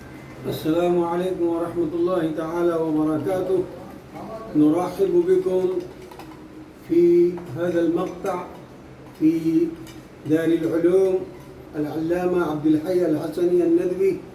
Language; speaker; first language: Arabic; non-native, fluent; Urdu